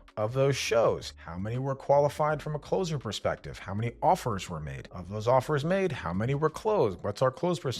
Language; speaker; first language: English; native; English